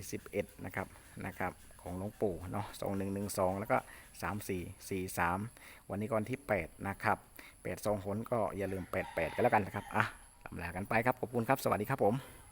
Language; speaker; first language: Thai; native; Thai